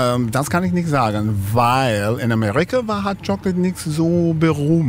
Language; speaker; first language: German; non-native, fluent; English